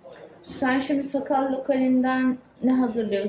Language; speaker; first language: Turkish; native; Turkish